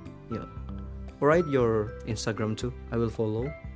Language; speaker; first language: English; non-native, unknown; Indonesian